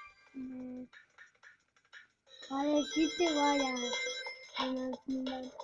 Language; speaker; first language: Turkish; native; Turkish